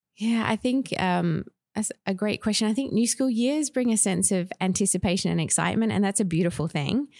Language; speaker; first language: English; native; English